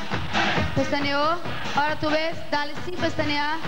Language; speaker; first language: Spanish; non-native, fluent; Portuguese